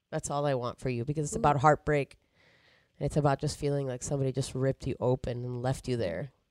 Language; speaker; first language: English; early bilingual, other home language; Spanish